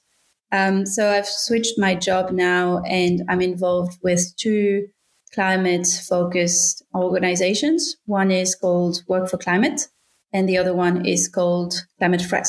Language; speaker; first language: English; non-native, fluent; French